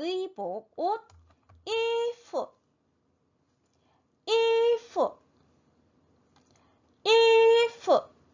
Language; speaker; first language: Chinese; non-native, fluent; Korean